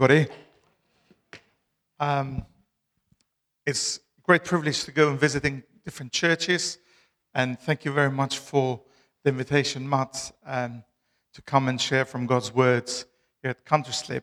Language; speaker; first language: English; non-native, fluent; Albanian